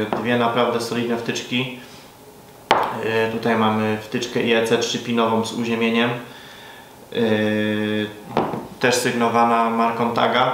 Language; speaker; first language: Polish; native; Polish